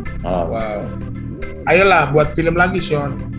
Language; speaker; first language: Indonesian; native; Indonesian